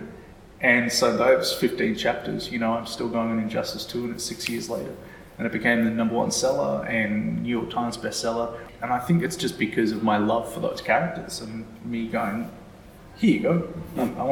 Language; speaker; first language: English; native; English